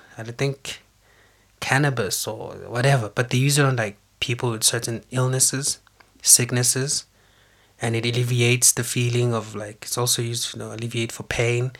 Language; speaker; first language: English; non-native, local second language; Zulu